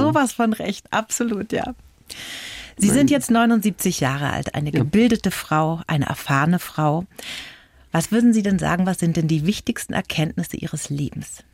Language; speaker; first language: German; native; German